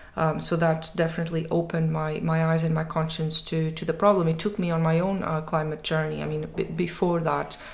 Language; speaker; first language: English; non-native, fluent; Portuguese